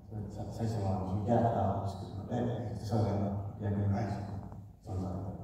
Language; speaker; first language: Japanese; non-native, fluent; Finnish